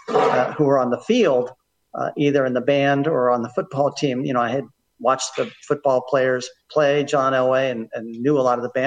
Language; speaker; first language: English; native; English